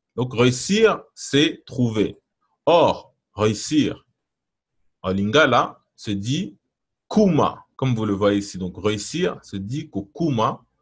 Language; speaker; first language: French; non-native, local second language; Lingala